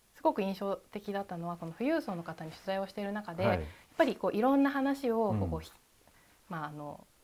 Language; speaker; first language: Japanese; native; Japanese